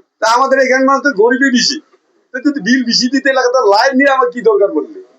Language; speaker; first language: Bangla; non-native, local second language; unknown